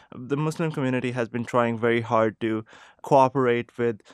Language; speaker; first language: English; non-native, local second language; Urdu